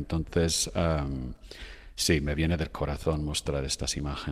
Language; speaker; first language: Spanish; non-native, fluent; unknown